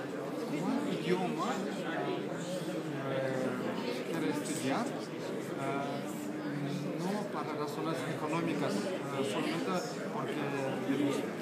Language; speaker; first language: Spanish; non-native, learner; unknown